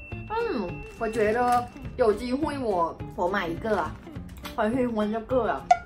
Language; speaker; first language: Chinese; non-native, learner; Thai